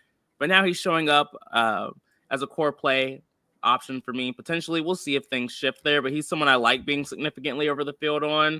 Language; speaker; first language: English; native; English